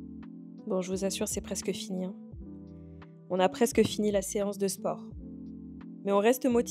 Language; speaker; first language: French; native; French